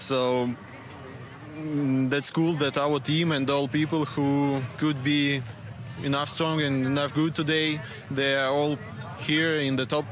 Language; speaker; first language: English; non-native, fluent; Russian